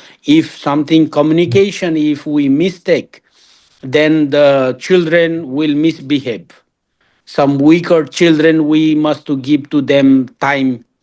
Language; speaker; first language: English; non-native, learner; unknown